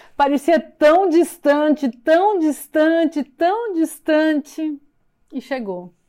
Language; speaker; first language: Portuguese; native; Portuguese